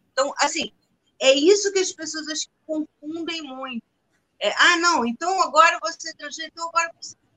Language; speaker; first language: Portuguese; non-native, fluent; Spanish